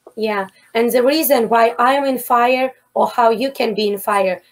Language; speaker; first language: English; non-native, fluent; Ukrainian